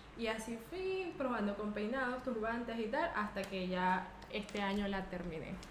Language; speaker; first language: Spanish; native; Spanish